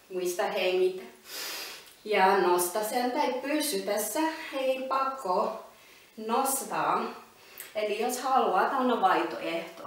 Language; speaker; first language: Finnish; non-native, learner; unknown